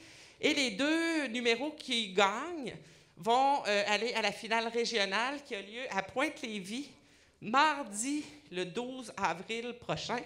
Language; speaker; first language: French; native; French